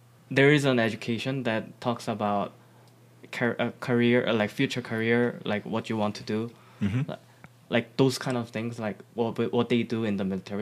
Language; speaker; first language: English; non-native, fluent; Korean